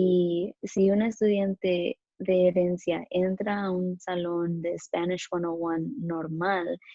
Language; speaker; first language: Spanish; early bilingual, other home language; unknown